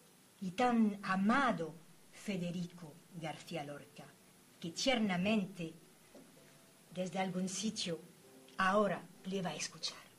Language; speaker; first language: Spanish; native; Spanish